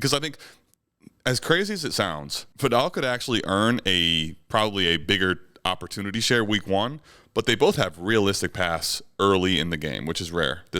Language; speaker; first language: English; native; English